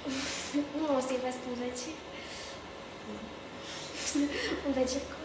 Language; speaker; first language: French; native; French